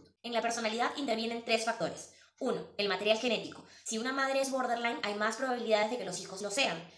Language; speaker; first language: Spanish; native; Spanish